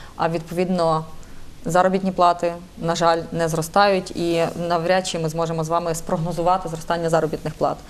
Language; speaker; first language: Ukrainian; native; Ukrainian